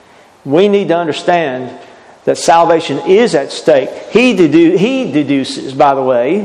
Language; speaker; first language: English; native; English